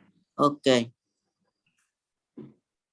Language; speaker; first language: English; non-native, learner; Vietnamese